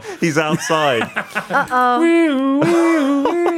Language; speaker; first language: English; non-native, fluent; Korean